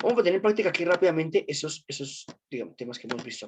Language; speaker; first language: Spanish; native; Spanish